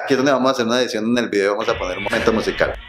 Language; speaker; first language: Spanish; native; Spanish